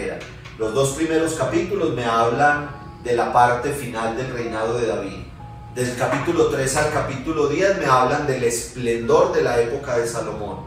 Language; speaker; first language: Spanish; native; Spanish